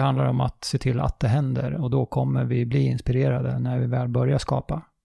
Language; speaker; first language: Swedish; native; Swedish